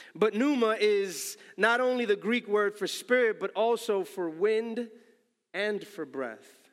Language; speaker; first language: English; early bilingual, other home language; Spanish